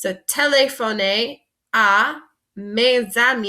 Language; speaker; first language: French; non-native, fluent; English